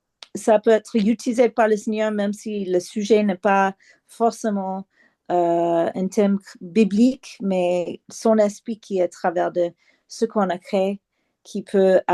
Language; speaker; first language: French; non-native, fluent; English